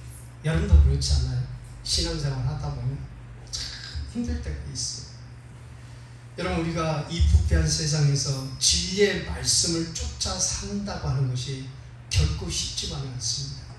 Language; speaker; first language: Korean; native; Korean